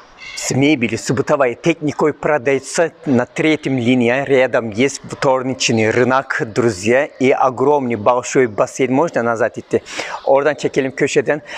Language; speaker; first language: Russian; non-native, fluent; Turkish